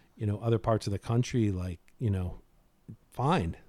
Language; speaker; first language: English; native; English